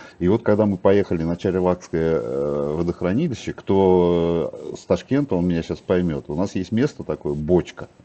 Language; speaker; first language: Russian; native; Russian